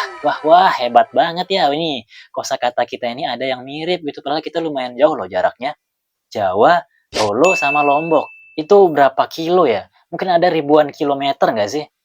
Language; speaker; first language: Indonesian; non-native, local second language; Sasak